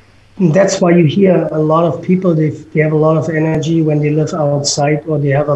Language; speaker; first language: English; non-native, fluent; German